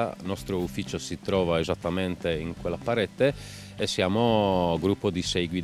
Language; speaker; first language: Italian; non-native, fluent; Czech